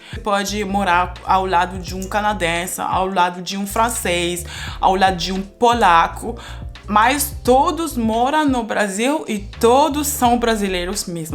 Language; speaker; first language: Portuguese; non-native, fluent; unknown